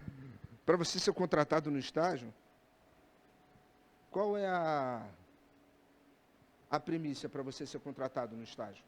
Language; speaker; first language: Portuguese; native; Portuguese